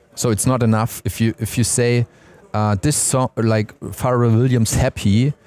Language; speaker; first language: English; non-native, fluent; German